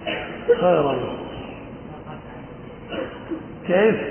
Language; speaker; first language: Arabic; native; Arabic